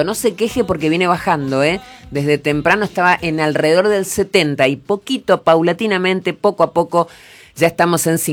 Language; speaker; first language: Spanish; native; Spanish